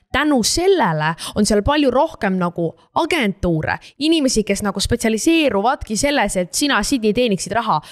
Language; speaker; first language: Estonian; native; Estonian